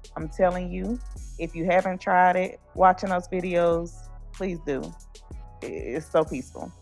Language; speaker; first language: English; native; English